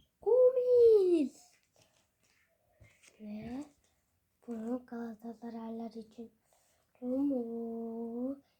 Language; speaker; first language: Turkish; early bilingual, heritage; Turkish